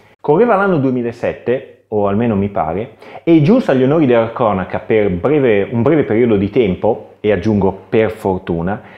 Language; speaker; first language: Italian; native; Italian